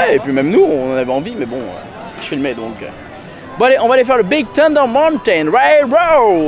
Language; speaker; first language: French; native; French